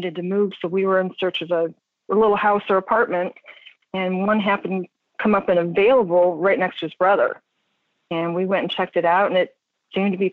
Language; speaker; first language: English; native; English